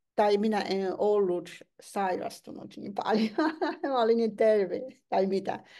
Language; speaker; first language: Finnish; non-native, fluent; Chinese